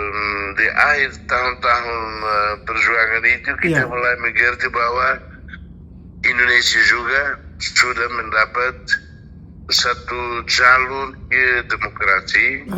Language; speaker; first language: Indonesian; non-native, fluent; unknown